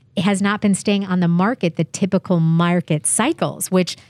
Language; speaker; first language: English; native; English